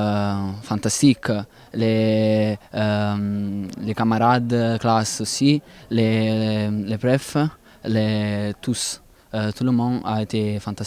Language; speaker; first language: French; non-native, learner; Italian